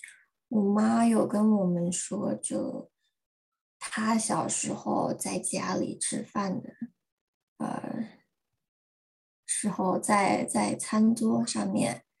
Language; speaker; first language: Chinese; early bilingual, heritage; Chinese